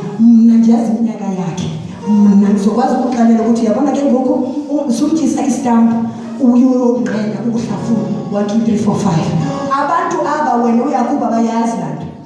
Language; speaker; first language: Zulu; non-native, local second language; Xhosa